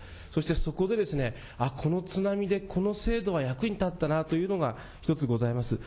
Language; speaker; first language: Japanese; native; Japanese